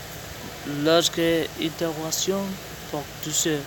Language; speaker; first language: French; non-native, learner; Spanish